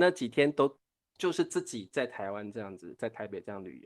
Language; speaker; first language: Chinese; native; Chinese